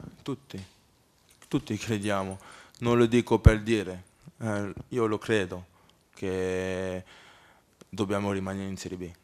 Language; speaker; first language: Italian; non-native, learner; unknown